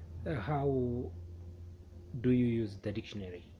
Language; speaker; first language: English; non-native, local second language; Amharic